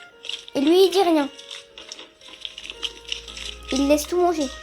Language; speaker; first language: French; native; French